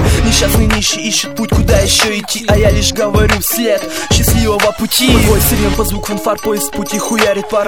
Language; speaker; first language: Russian; native; Russian